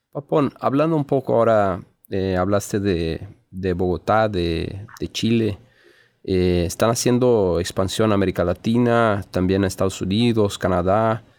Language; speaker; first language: Spanish; non-native, fluent; Portuguese